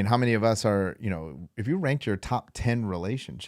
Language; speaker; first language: English; native; English